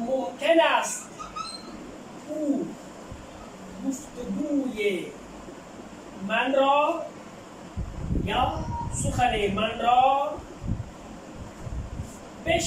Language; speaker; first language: Persian; non-native, fluent; Urdu